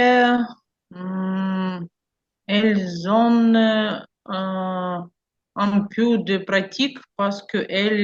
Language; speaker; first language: French; non-native, learner; Ukrainian